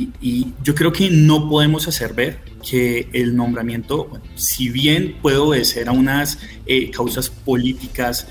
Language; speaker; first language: Spanish; native; Spanish